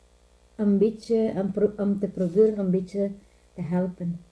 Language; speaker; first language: Dutch; non-native, learner; Filipino